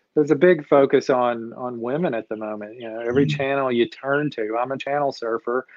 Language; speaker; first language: English; native; English